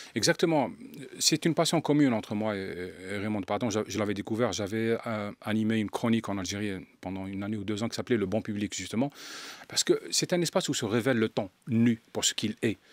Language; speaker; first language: French; non-native, local second language; Arabic